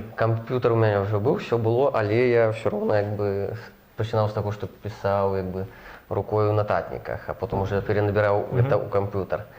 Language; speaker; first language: Belarusian; non-native, local second language; Russian